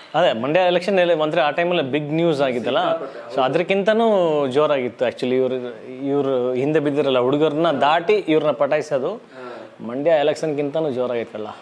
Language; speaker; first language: Kannada; native; Kannada